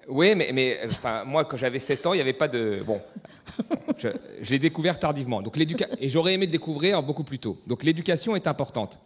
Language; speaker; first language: French; native; French